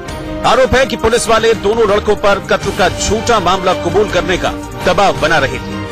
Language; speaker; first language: Hindi; native; Hindi